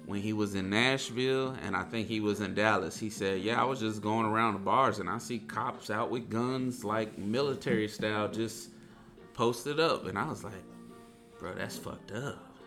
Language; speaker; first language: English; native; English